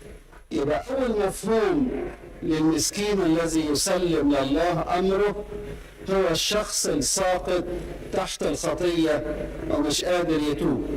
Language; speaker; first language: Arabic; native; Arabic